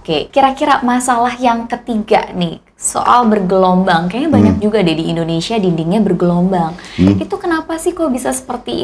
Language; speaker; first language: Indonesian; native; Indonesian